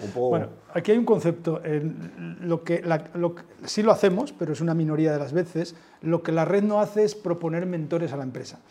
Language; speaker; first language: Spanish; native; Spanish